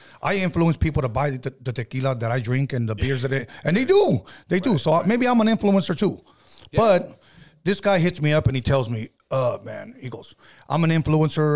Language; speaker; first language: English; native; English